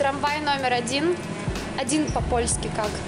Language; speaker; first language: Russian; native; Russian